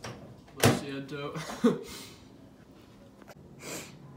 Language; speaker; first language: Spanish; non-native, learner; English